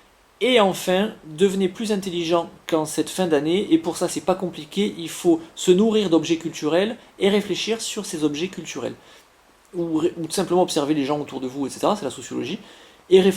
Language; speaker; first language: French; native; French